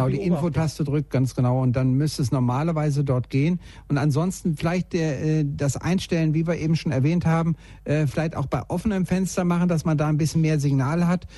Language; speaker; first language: German; native; German